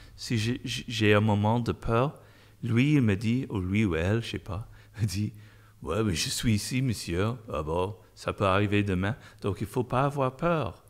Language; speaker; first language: French; non-native, fluent; English